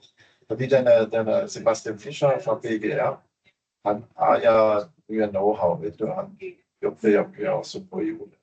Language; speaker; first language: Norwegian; non-native, fluent; German